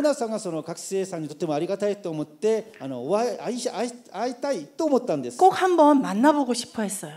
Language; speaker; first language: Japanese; non-native, fluent; Korean